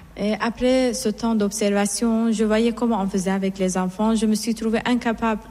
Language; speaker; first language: French; non-native, learner; Persian